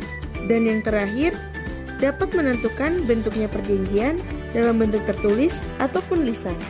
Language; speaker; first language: Indonesian; native; Indonesian